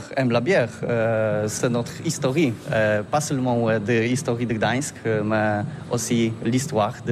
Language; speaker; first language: French; non-native, learner; Polish